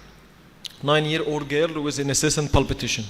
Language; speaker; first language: English; non-native, fluent; Arabic